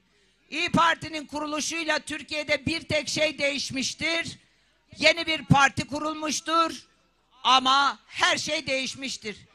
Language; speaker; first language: Turkish; native; Turkish